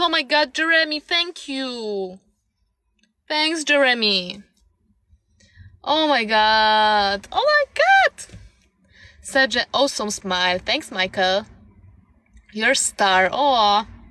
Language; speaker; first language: English; non-native, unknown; Polish